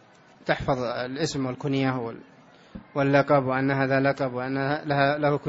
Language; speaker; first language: Arabic; native; Arabic